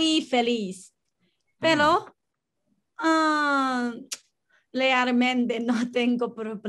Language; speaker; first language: Spanish; non-native, learner; Chinese